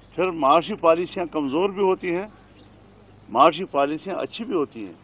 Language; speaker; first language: Urdu; non-native, local second language; Pashto